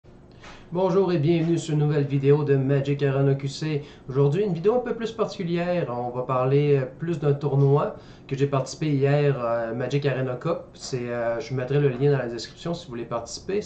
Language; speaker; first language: French; native; French